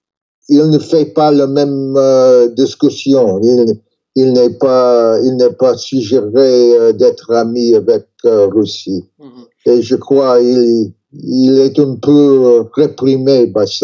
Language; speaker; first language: French; non-native, learner; English